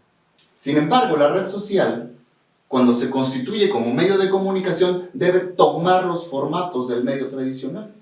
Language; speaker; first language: Spanish; native; Spanish